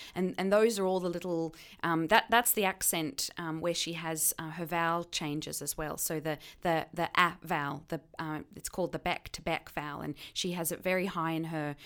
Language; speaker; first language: English; native; English